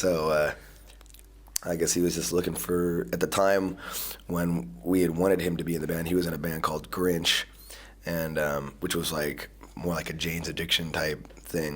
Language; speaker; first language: English; native; English